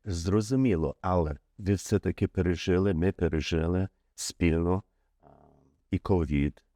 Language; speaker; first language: Ukrainian; early bilingual, heritage; Ukrainian